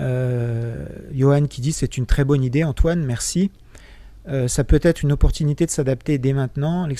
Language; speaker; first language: French; native; French